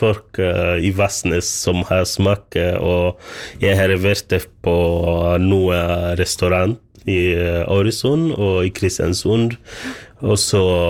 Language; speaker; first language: Norwegian; non-native, learner; Swahili